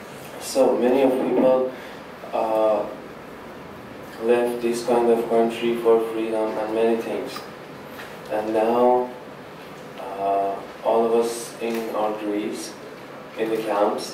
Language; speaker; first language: English; non-native, learner; Persian